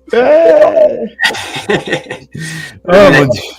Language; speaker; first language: French; non-native, fluent; Portuguese